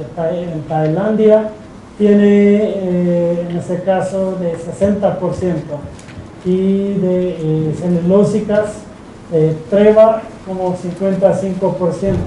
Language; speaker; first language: Spanish; non-native, fluent; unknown